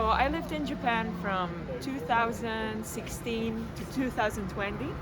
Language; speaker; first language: English; non-native, fluent; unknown